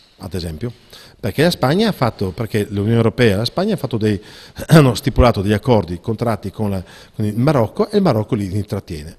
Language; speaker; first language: Italian; native; Italian